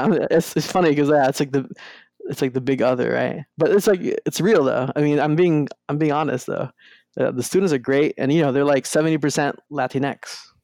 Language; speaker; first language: English; non-native, local second language; Spanish